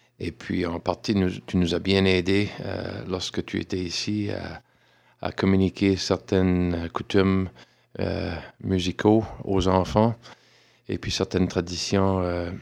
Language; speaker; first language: French; native; French